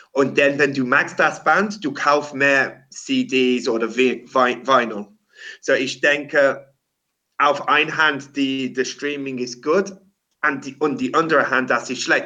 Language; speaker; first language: German; non-native, learner; English